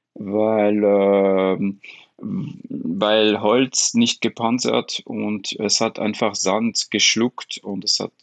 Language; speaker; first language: German; non-native, fluent; French